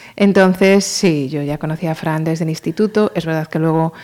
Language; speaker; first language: Spanish; native; Spanish